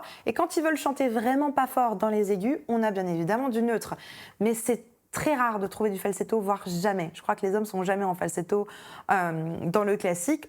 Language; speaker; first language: French; native; French